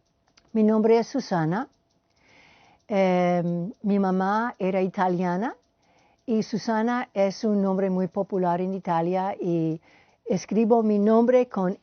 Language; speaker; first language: Spanish; non-native, fluent; English